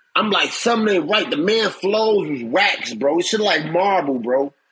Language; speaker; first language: English; native; English